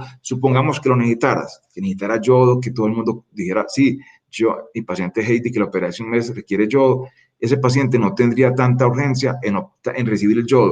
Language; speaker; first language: Spanish; native; Spanish